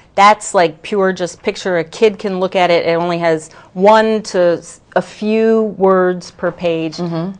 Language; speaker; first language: English; native; English